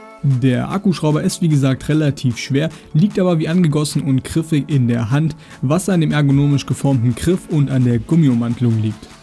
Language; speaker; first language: German; native; German